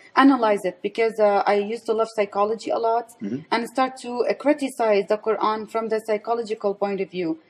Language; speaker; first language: English; non-native, fluent; Arabic